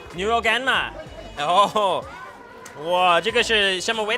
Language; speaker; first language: Chinese; non-native, learner; English